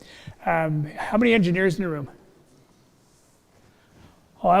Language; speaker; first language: English; native; English